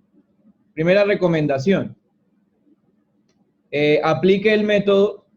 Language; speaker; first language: Spanish; native; Spanish